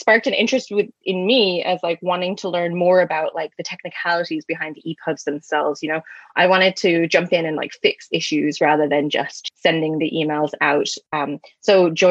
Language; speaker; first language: English; native; English